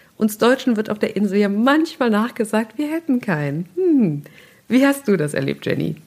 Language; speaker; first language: German; native; German